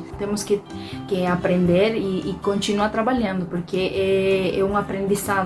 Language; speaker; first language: Portuguese; non-native, fluent; Spanish